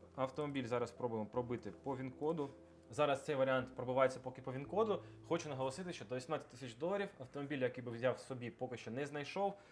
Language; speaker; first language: Ukrainian; non-native, local second language; Russian